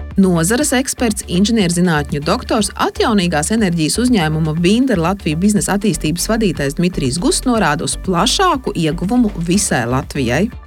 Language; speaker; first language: Latvian; native; Latvian